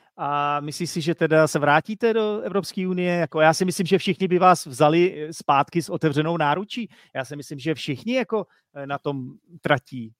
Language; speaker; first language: Czech; native; Czech